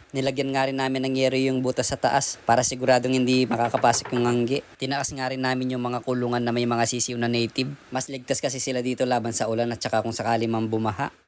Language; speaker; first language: Filipino; non-native, local second language; Pampanga